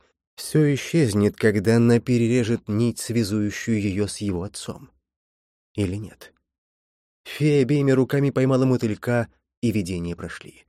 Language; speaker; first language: Russian; native; Russian